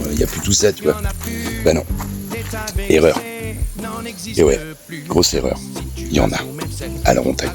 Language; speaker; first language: French; native; French